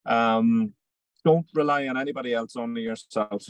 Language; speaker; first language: English; native; English